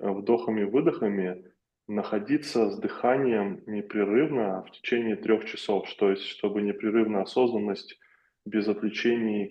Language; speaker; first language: Russian; native; Russian